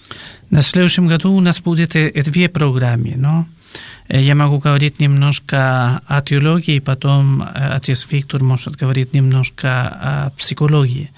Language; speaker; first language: Russian; non-native, fluent; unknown